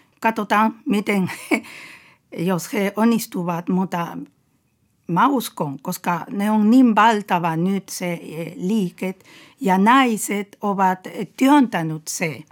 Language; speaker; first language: Finnish; non-native, fluent; Spanish